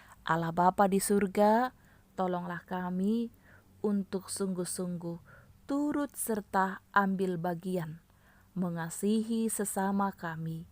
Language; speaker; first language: Malay; native; Malay